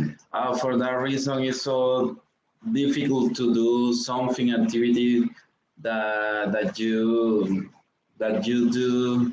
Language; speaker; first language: English; non-native, learner; Spanish